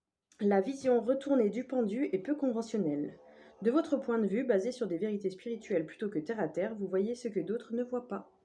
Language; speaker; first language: French; native; French